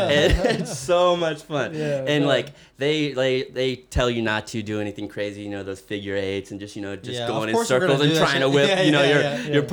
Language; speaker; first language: English; native; English